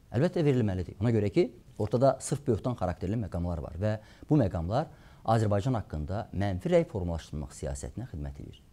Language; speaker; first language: Azerbaijani; native; Azerbaijani